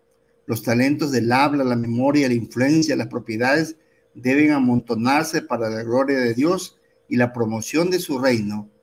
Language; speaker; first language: Spanish; native; Spanish